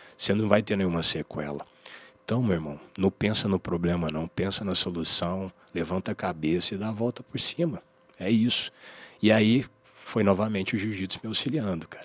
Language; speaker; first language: Portuguese; native; Portuguese